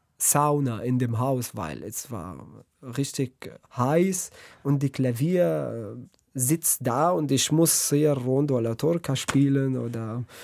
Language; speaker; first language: German; non-native, learner; Arabic